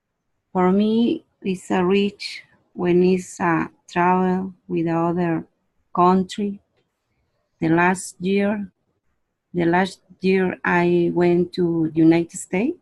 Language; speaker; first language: English; non-native, learner; Spanish